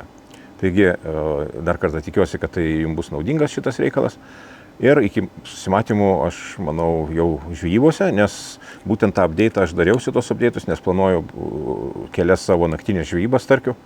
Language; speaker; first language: Lithuanian; native; Lithuanian